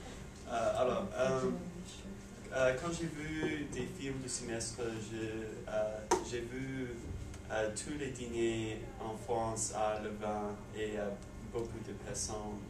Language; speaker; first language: French; non-native, learner; English